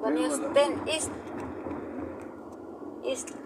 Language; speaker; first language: Arabic; non-native, learner; Filipino